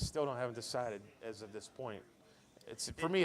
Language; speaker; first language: English; native; English